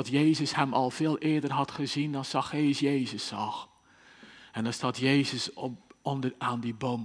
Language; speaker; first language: Dutch; native; Dutch